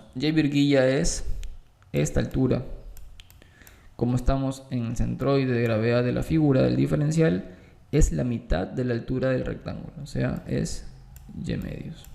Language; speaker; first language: Spanish; native; Spanish